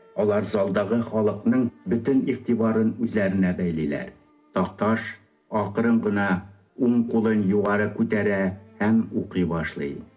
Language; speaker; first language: Tatar; early bilingual, heritage; Tatar